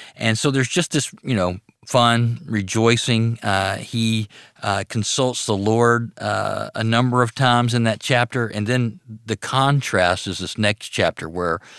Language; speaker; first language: English; native; English